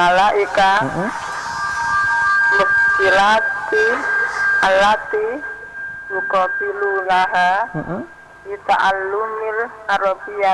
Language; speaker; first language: Arabic; non-native, learner; Indonesian